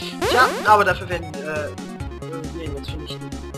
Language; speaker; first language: German; native; German